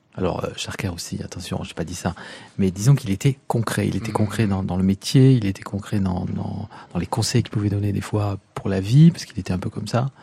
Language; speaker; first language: French; native; French